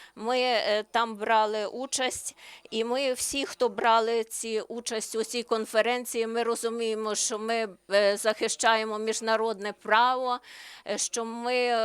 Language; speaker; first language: Ukrainian; non-native, learner; Slovenian